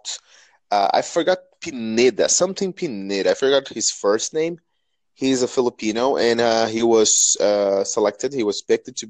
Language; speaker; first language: English; non-native, fluent; Portuguese